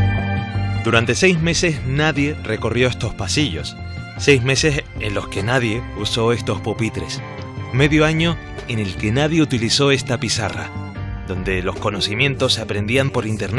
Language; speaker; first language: Spanish; native; Spanish